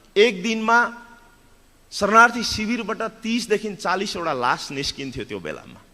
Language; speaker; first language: Nepali; native; Nepali